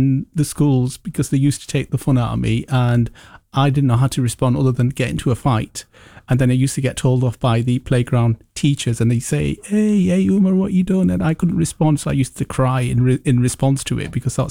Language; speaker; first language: English; early bilingual, other home language; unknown